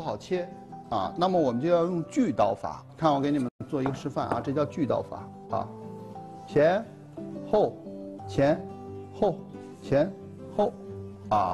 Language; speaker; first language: Chinese; native; Chinese